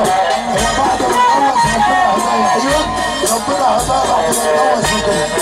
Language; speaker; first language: Arabic; native; Arabic